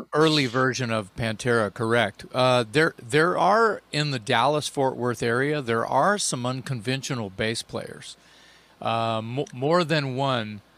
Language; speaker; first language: English; native; English